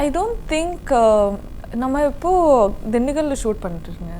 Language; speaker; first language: Tamil; non-native, learner; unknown